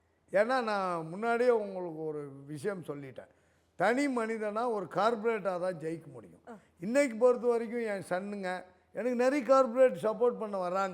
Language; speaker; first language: Tamil; native; Tamil